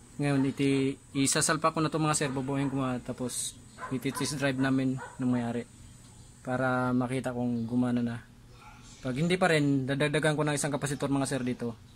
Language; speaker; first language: Filipino; non-native, local second language; Cebuano